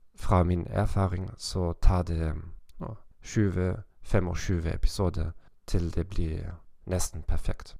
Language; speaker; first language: Swedish; non-native, learner; German